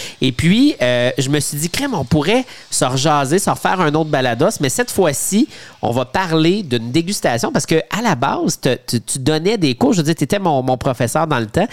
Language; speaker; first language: French; native; French